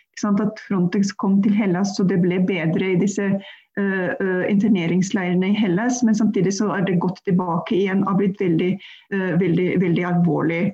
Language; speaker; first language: Norwegian; non-native, fluent; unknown